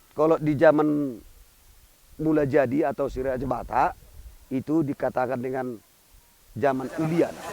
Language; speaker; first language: Indonesian; non-native, local second language; Batak Toba